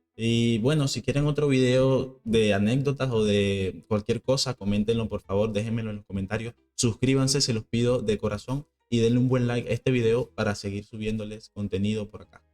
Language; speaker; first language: Spanish; native; Spanish